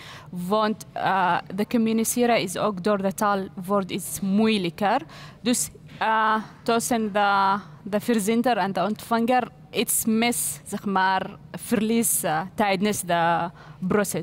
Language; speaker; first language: Dutch; non-native, learner; Arabic